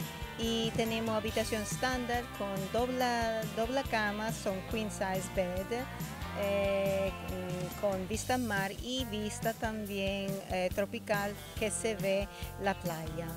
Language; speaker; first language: Spanish; non-native, learner; Italian